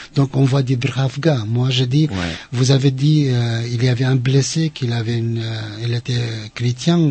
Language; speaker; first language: French; non-native, fluent; Arabic